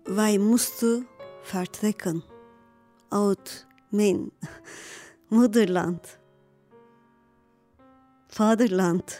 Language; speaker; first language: Dutch; non-native, learner; Turkish